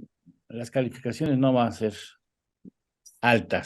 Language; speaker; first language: Spanish; native; Spanish